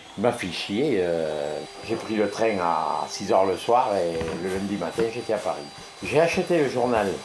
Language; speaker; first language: French; native; French